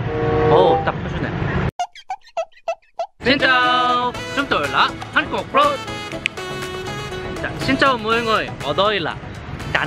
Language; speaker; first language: Vietnamese; non-native, learner; Korean